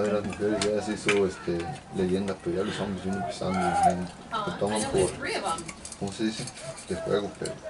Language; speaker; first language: Spanish; early bilingual, heritage; Spanish